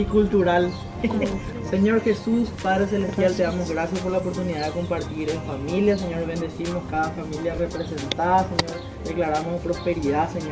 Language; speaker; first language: Spanish; native; Spanish